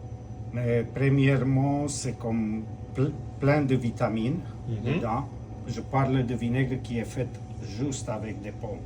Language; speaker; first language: French; non-native, fluent; Romanian